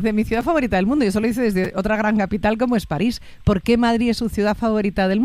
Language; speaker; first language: Spanish; native; Spanish